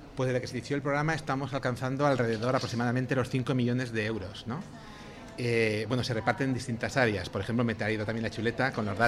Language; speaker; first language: Spanish; native; Spanish